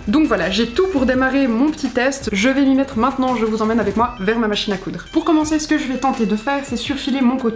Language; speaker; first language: French; native; French